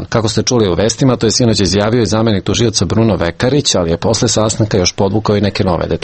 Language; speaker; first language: Serbian; native; Serbian